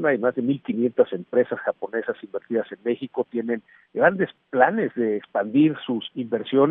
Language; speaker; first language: Spanish; native; Spanish